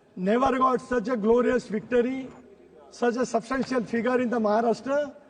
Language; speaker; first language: English; non-native, local second language; Marathi